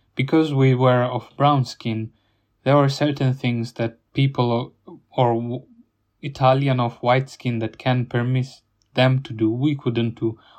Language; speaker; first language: English; non-native, fluent; Italian